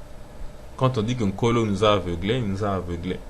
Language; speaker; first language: French; non-native, local second language; Lingala